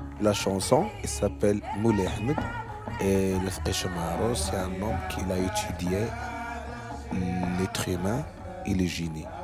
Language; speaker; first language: French; non-native, learner; Arabic